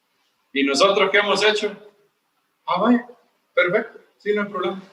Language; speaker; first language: Spanish; native; Spanish